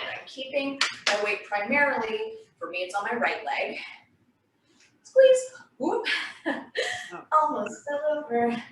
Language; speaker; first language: English; native; English